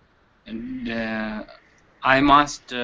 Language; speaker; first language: English; non-native, learner; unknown